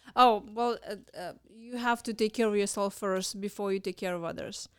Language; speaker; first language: English; non-native, fluent; Lithuanian